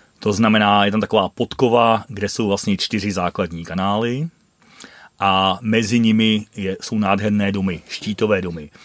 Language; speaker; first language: Czech; non-native, fluent; Dutch